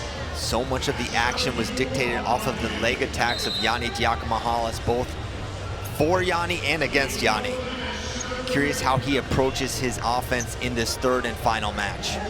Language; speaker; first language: English; native; English